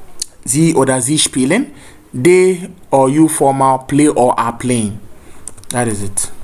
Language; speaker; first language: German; non-native, fluent; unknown